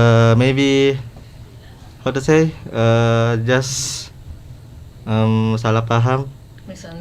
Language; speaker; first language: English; non-native, learner; Indonesian